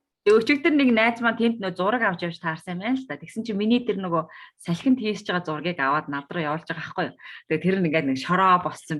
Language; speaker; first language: Mongolian; native; Mongolian